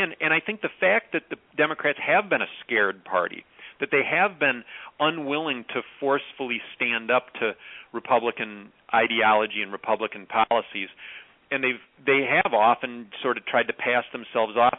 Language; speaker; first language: English; native; English